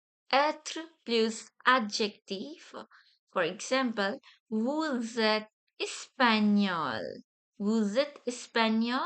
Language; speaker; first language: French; non-native, fluent; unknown